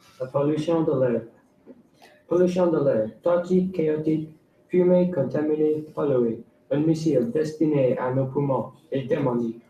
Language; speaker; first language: French; non-native, local second language; English